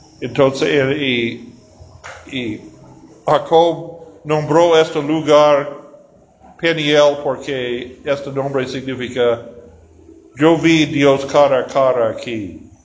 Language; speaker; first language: Spanish; non-native, learner; English